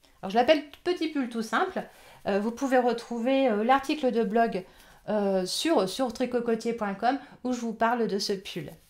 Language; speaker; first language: French; native; French